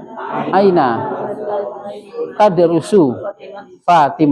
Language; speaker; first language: Arabic; non-native, fluent; Indonesian